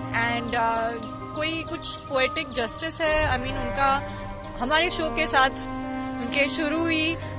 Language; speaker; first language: Hindi; non-native, local second language; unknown